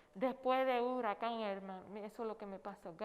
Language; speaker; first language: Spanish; non-native, fluent; English